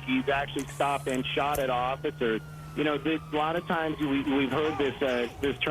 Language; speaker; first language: English; native; English